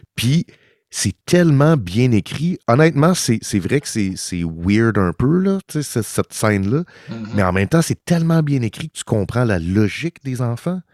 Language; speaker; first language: French; early bilingual, heritage; French